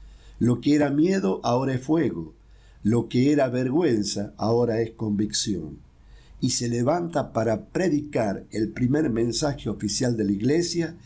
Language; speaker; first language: Spanish; native; Spanish